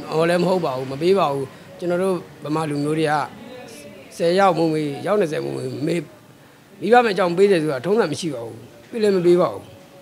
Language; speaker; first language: Burmese; native; Burmese